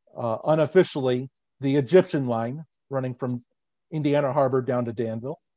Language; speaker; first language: English; native; English